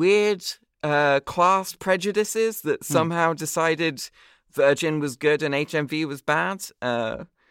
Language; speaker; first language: English; native; English